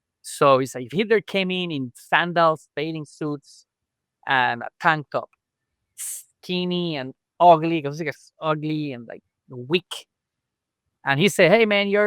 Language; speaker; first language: English; non-native, local second language; Spanish